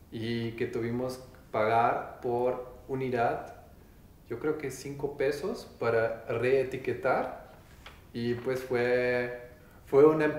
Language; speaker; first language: Spanish; non-native, learner; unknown